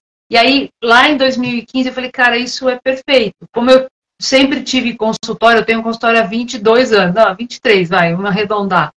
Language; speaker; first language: Portuguese; native; Portuguese